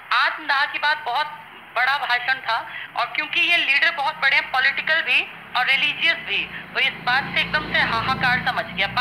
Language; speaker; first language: Hindi; native; Hindi